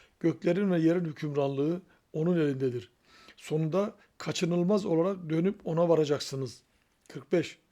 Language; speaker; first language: Turkish; native; Turkish